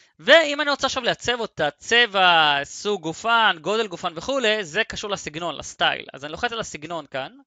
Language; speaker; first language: Hebrew; native; Hebrew